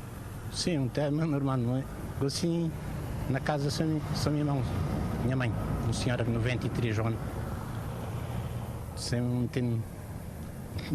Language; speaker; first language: Portuguese; non-native, learner; Kabuverdianu